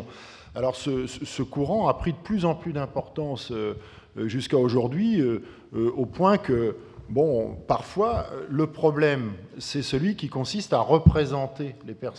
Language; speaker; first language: French; native; French